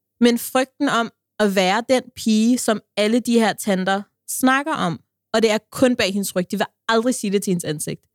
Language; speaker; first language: Danish; early bilingual, other home language; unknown